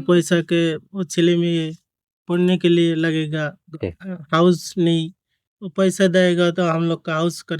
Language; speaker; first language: Hindi; non-native, learner; Bangla